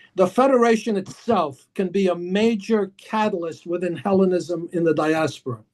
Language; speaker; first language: English; early bilingual, other home language; Greek